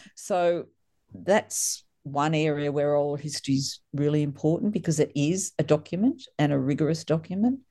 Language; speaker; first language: English; native; English